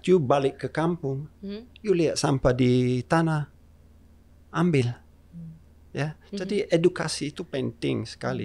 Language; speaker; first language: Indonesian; non-native, fluent; English